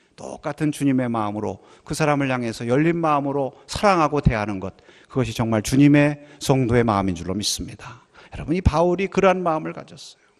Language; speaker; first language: Korean; native; Korean